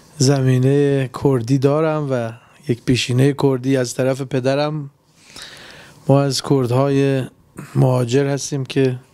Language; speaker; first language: Persian; native; Persian